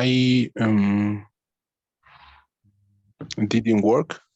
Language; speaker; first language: English; non-native, learner; Spanish